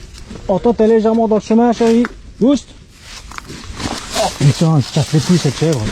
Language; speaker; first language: French; native; French